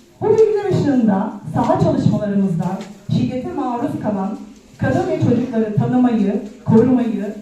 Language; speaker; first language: Turkish; native; Turkish